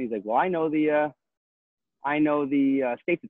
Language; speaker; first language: English; native; English